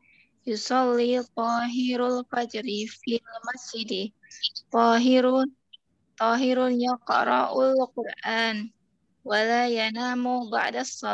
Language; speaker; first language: Arabic; non-native, learner; Indonesian